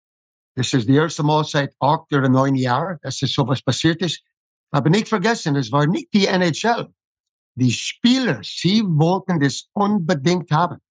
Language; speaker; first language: German; non-native, fluent; English